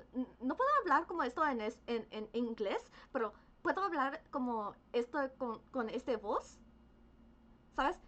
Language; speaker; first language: Spanish; early bilingual, other home language; English